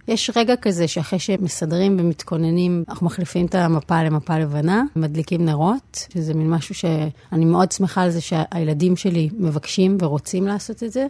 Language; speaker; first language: Hebrew; native; Hebrew